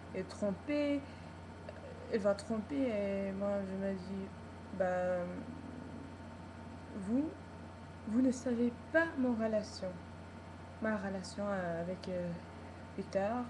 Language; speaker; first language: French; non-native, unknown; English